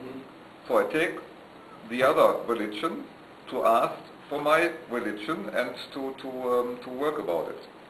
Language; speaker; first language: English; non-native, learner; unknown